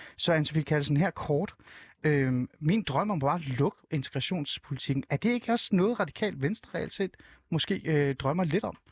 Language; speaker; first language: Danish; early bilingual, other home language; Persian